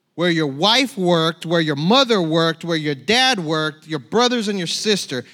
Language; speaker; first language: English; native; English